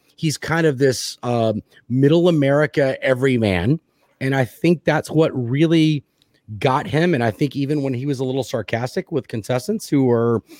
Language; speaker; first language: English; native; English